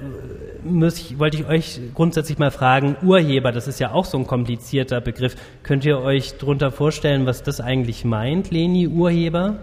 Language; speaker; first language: German; native; German